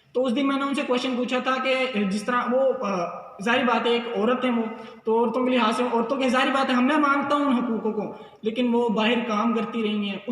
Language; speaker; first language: Urdu; non-native, local second language; Punjabi